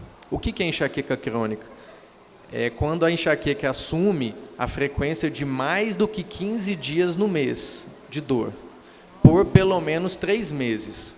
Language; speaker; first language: Portuguese; native; Portuguese